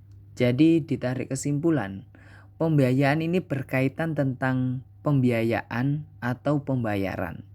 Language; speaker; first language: Indonesian; native; Indonesian